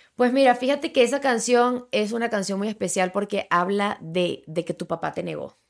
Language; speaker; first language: Spanish; native; Spanish